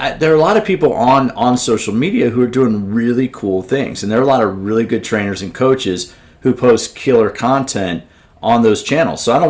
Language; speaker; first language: English; native; English